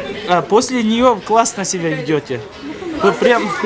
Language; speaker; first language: Russian; non-native, local second language; Kyrgyz